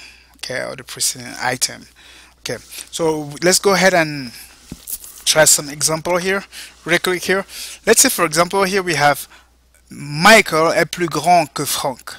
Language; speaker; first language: English; non-native, fluent; French